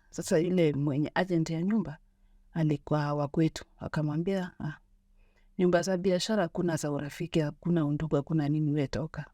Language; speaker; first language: Swahili; native; Swahili